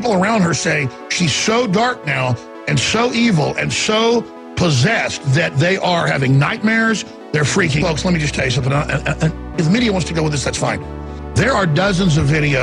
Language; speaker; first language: English; native; English